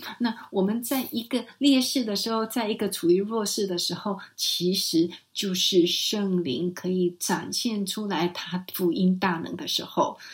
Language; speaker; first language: Chinese; non-native, fluent; Spanish